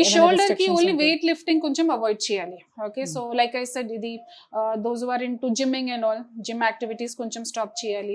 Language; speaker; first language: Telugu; non-native, fluent; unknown